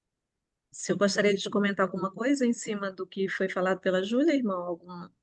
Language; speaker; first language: Portuguese; native; Portuguese